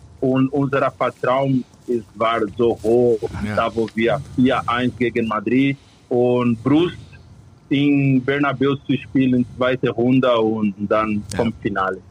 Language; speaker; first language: German; non-native, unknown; Portuguese